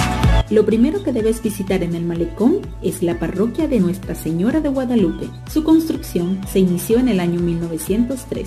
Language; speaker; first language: Spanish; native; Spanish